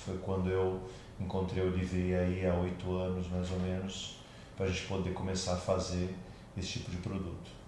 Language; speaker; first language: Portuguese; native; Portuguese